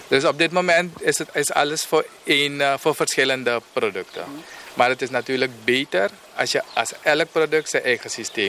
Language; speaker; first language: Dutch; non-native, local second language; Papiamento